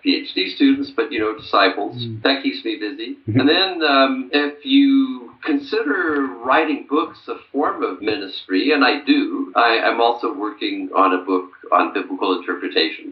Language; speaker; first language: English; native; English